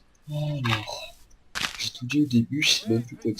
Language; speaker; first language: French; native; French